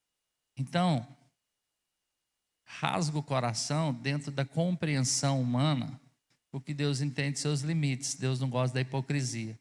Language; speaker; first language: Portuguese; native; Portuguese